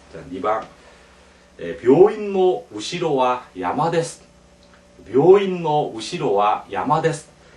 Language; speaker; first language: Japanese; non-native, fluent; Korean